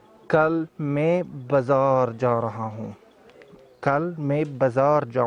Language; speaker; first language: Hindi; non-native, learner; Arabic